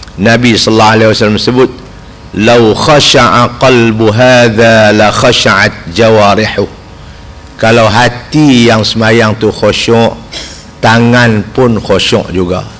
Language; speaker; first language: Malay; native; Malay